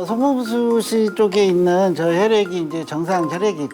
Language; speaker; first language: Korean; native; Korean